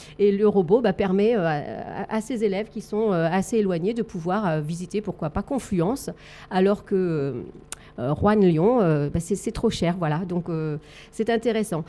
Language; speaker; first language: French; native; French